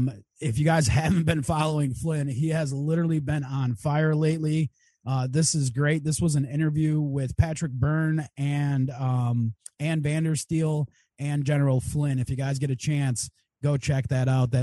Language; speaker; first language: English; native; English